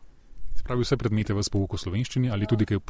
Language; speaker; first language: Slovenian; native; Slovenian